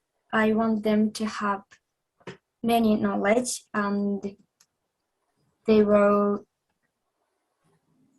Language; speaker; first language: English; non-native, fluent; Japanese